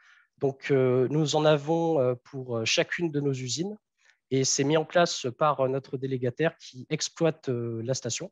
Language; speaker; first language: French; native; French